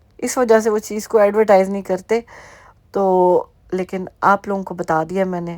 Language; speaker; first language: Urdu; native; Urdu